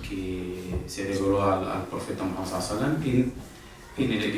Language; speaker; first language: Spanish; non-native, fluent; Arabic